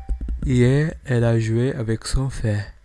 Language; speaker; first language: French; non-native, learner; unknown